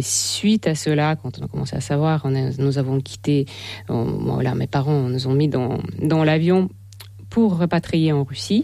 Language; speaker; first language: French; non-native, fluent; Russian